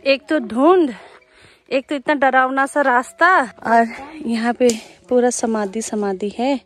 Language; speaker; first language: Hindi; non-native, local second language; Nepali